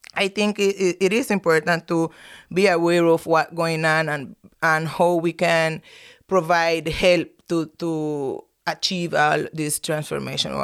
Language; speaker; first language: English; non-native, fluent; Spanish